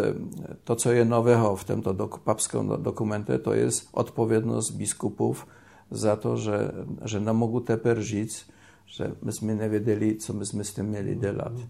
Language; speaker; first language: Czech; non-native, learner; Polish